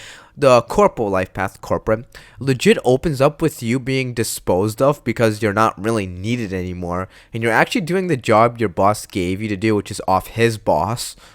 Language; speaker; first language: English; native; English